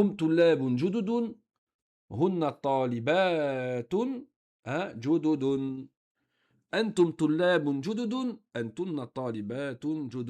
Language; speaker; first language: Arabic; non-native, fluent; French